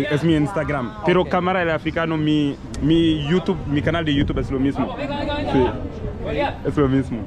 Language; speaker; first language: Spanish; non-native, learner; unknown